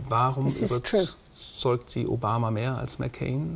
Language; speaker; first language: German; native; German